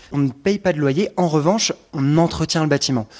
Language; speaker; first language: French; native; French